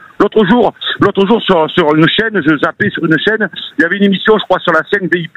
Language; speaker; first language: French; native; French